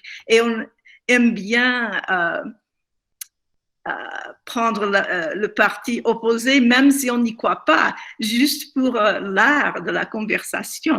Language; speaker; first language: French; non-native, fluent; English